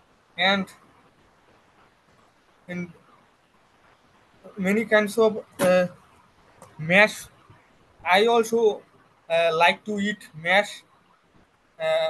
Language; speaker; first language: English; non-native, learner; Bangla